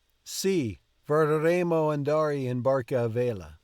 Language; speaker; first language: Italian; non-native, learner; English